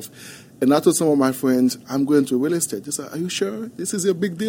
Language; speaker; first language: English; non-native, fluent; Haitian Creole